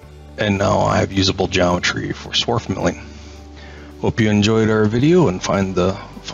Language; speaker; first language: English; native; English